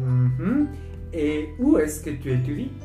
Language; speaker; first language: French; non-native, fluent; Spanish